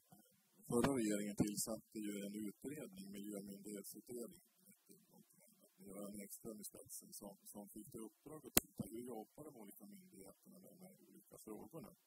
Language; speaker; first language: Swedish; native; Swedish